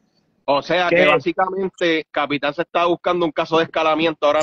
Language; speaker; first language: Spanish; native; Spanish